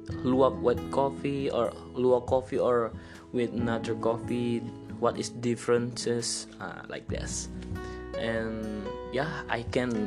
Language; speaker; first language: English; non-native, learner; Indonesian